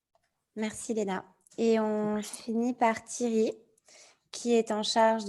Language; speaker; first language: French; native; French